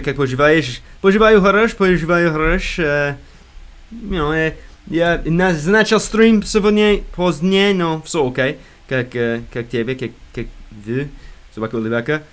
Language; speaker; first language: Russian; non-native, learner; English